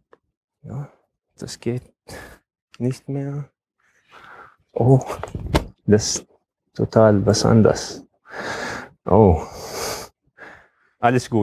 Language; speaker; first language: German; non-native, fluent; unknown